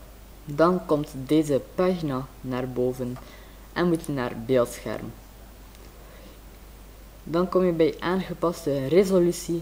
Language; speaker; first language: Dutch; native; Dutch